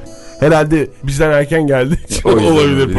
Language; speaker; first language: Turkish; native; Turkish